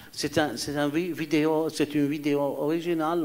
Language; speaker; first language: French; non-native, fluent; Arabic